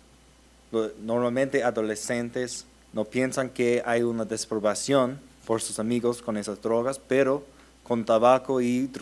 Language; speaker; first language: Spanish; early bilingual, heritage; Spanish